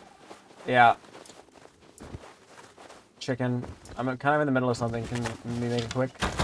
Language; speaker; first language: English; native; English